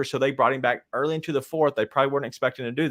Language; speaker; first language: English; native; English